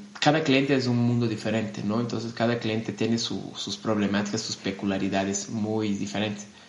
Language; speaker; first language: Spanish; non-native, fluent; Portuguese